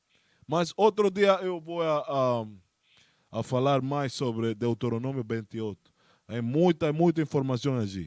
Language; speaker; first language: Portuguese; non-native, learner; Spanish